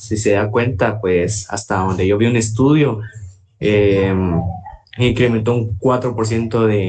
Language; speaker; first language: Spanish; native; Spanish